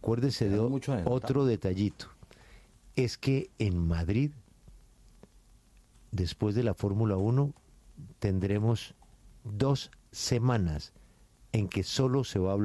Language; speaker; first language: Spanish; native; Spanish